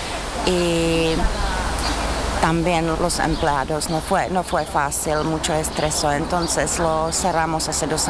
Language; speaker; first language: Spanish; non-native, learner; Czech